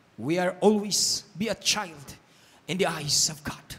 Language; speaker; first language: English; non-native, local second language; Filipino